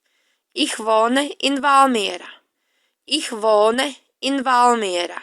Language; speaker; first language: German; non-native, fluent; Latvian